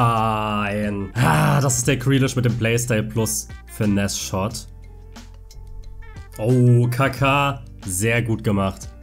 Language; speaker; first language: German; native; German